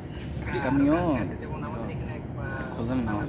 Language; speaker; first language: Korean; non-native, learner; Bangla